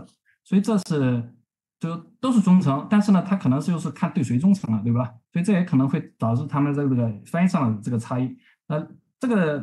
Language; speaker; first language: Chinese; native; Chinese